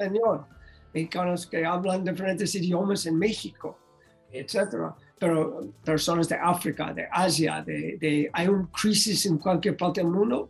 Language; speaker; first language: Spanish; non-native, learner; English